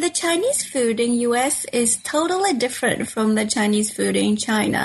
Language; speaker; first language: English; non-native, fluent; Chinese